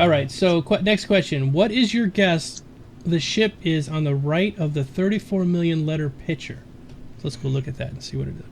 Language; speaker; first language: English; native; English